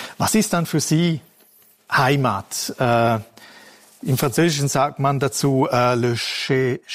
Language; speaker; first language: German; non-native, local second language; Romansh